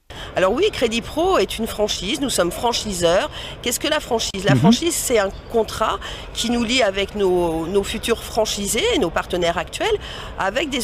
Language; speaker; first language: French; native; French